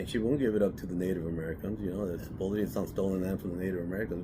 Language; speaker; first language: English; native; English